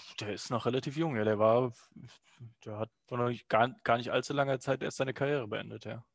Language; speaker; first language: German; native; German